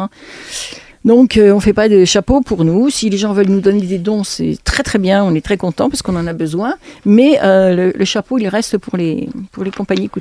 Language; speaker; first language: French; native; French